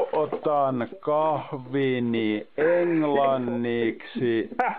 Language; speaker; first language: Finnish; non-native, learner; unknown